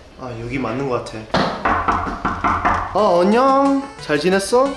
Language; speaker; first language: Korean; non-native, fluent; English